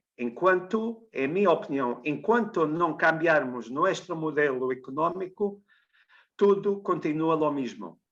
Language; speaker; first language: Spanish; non-native, learner; Portuguese